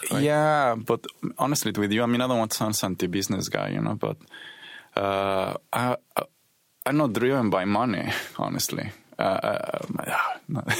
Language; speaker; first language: English; non-native, fluent; Spanish